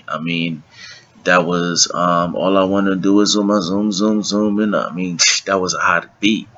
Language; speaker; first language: English; native; English